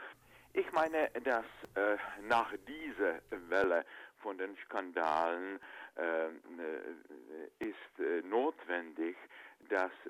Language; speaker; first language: German; non-native, fluent; Czech